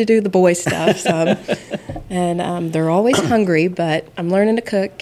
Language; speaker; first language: English; native; English